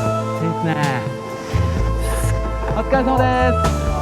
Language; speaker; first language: Japanese; native; Japanese